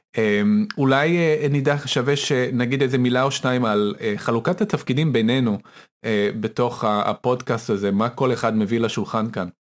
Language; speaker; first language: Hebrew; native; Hebrew